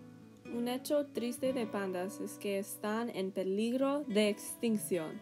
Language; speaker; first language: Spanish; non-native, learner; English